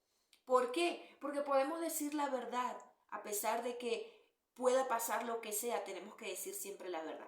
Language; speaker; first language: Spanish; native; Spanish